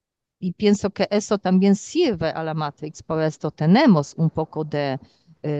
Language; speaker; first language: Spanish; non-native, learner; Polish